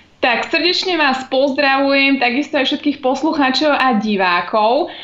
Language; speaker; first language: Slovak; native; Slovak